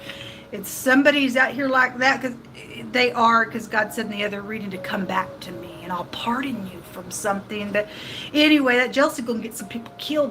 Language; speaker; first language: English; native; English